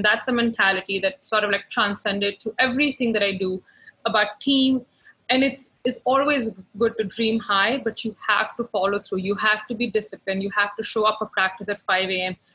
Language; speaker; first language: English; non-native, local second language; Hindi